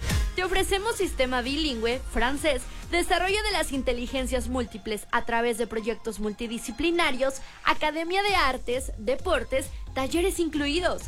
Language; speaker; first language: Spanish; native; Spanish